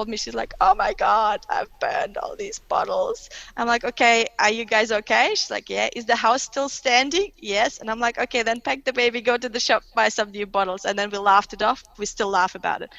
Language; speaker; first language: English; non-native, fluent; Russian